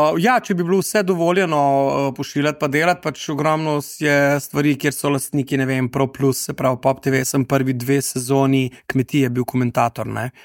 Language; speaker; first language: Slovenian; native; Slovenian